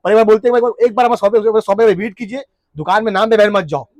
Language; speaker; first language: Hindi; non-native, local second language; Bangla